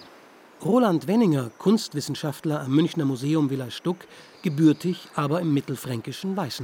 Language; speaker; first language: German; native; German